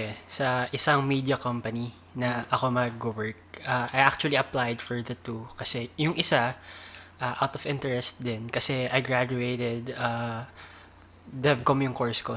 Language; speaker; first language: English; non-native, local second language; Cebuano